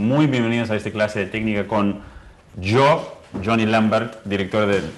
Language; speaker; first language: Spanish; non-native, fluent; English